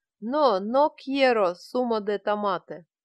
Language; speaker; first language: Spanish; non-native, learner; Russian